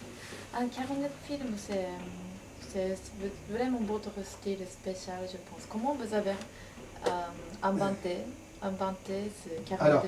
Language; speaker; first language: French; non-native, fluent; Japanese